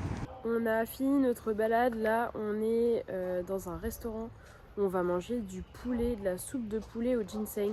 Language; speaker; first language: French; native; French